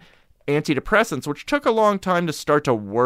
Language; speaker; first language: English; native; English